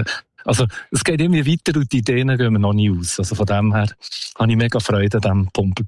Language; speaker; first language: German; native; German